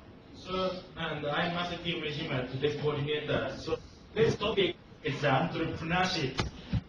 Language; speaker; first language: English; non-native, fluent; Japanese